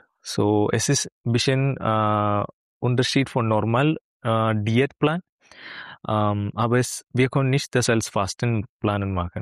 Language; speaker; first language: German; non-native, learner; Malayalam